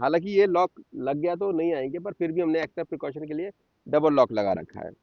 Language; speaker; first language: Hindi; native; Hindi